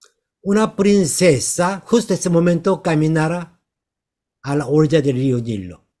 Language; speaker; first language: Spanish; non-native, learner; Korean